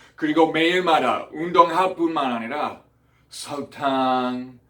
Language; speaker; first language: Korean; non-native, fluent; English